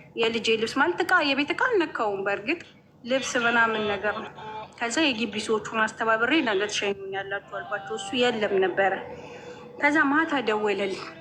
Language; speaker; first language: Amharic; native; Amharic